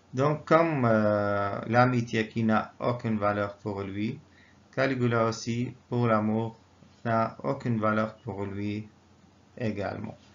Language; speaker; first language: French; non-native, local second language; Arabic